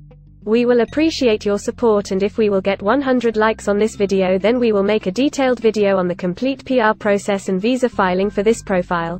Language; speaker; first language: English; non-native, local second language; Hindi